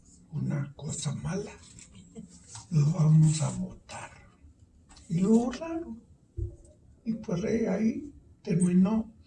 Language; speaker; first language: Spanish; early bilingual, heritage; Spanish